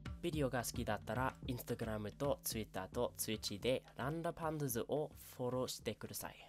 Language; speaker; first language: Japanese; non-native, learner; English